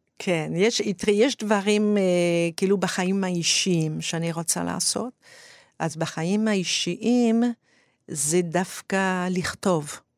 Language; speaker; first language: Hebrew; non-native, fluent; French